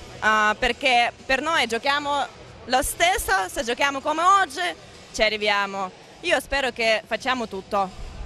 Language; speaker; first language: Italian; non-native, fluent; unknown